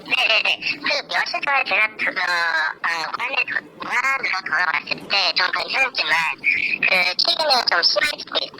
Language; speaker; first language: Korean; non-native, fluent; Chinese